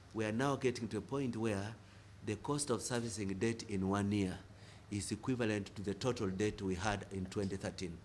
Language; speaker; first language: English; non-native, local second language; Swahili